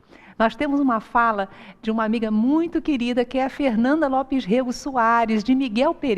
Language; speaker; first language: Portuguese; native; Portuguese